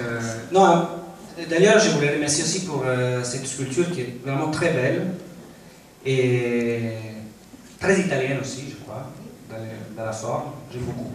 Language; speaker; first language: French; non-native, fluent; Italian